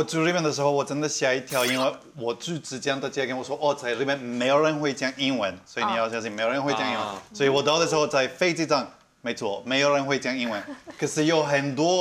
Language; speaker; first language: Chinese; non-native, fluent; Spanish